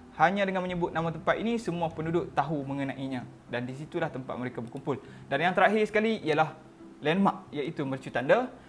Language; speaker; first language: Malay; native; Malay